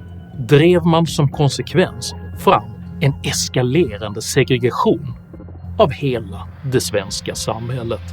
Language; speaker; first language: Swedish; native; Swedish